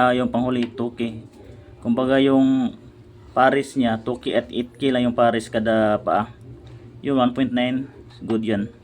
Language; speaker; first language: Filipino; non-native, local second language; Cebuano